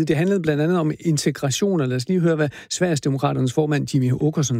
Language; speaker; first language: Danish; native; Danish